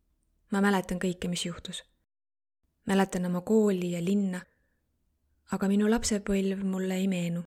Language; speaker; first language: Estonian; non-native, learner; Arabic